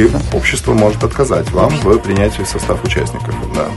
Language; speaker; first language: Russian; native; Russian